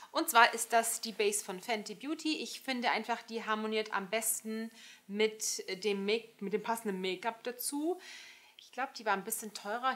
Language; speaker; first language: German; early bilingual, other home language; Turkish